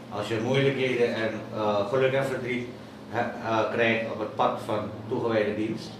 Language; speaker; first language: Dutch; native; Dutch